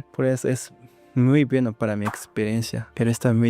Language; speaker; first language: Spanish; non-native, learner; Japanese